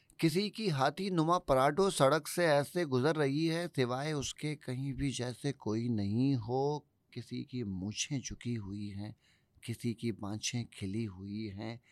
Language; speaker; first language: Urdu; native; Urdu